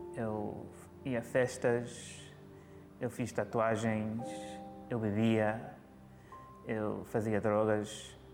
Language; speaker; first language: Portuguese; early bilingual, heritage; Portuguese